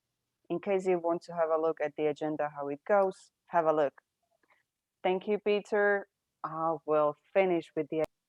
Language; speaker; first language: English; non-native, fluent; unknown